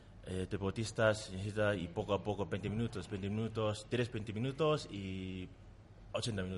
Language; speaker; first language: Spanish; non-native, learner; Tongan